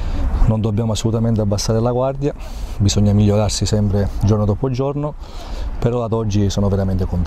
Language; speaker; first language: Italian; native; Italian